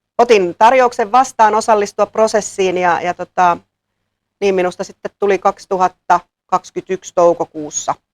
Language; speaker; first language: Finnish; native; Finnish